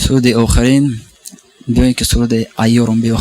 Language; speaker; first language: Persian; non-native, local second language; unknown